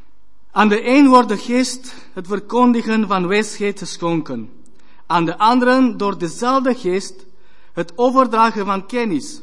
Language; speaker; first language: Dutch; non-native, fluent; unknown